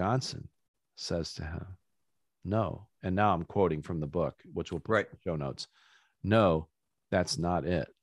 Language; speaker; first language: English; native; English